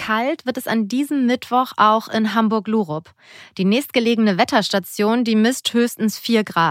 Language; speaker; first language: German; native; German